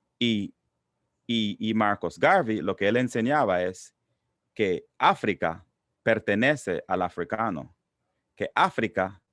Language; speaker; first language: Spanish; non-native, local second language; English